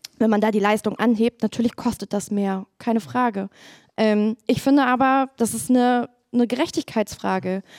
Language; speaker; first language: German; native; German